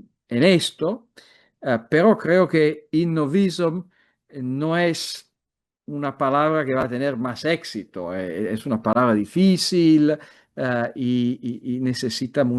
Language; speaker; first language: Spanish; non-native, fluent; Italian